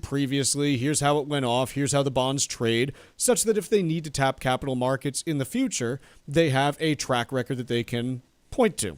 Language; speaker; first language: English; native; English